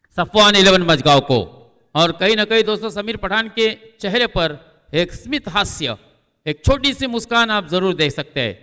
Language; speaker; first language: Hindi; non-native, local second language; Marathi